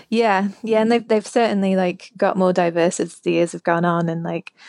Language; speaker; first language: English; native; English